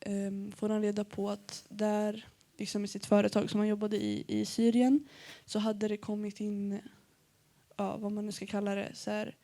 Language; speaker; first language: Swedish; early bilingual, other home language; Arabic